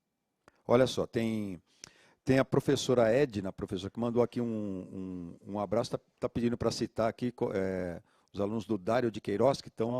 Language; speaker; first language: Portuguese; native; Portuguese